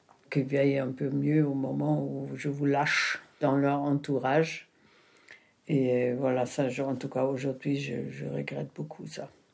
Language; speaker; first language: French; non-native, fluent; German